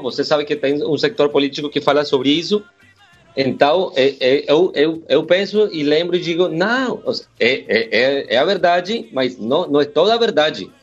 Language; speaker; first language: Portuguese; non-native, learner; Spanish